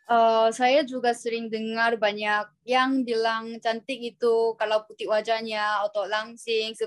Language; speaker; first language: Indonesian; non-native, learner; Korean